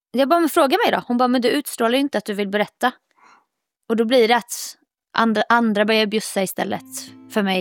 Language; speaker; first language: Swedish; native; Swedish